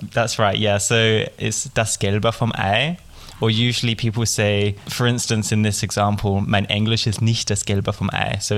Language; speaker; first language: German; non-native, fluent; English